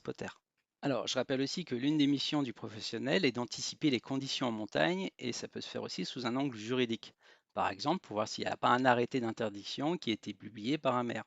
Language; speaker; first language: French; native; French